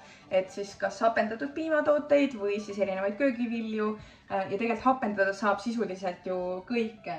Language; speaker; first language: Estonian; native; Estonian